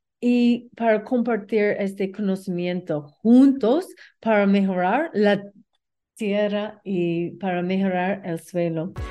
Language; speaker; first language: Spanish; non-native, learner; English